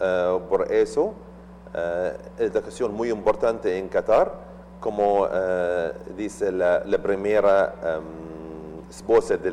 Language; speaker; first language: Spanish; non-native, learner; Arabic